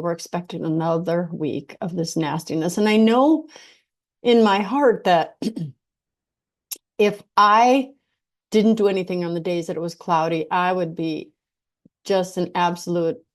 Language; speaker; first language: English; native; English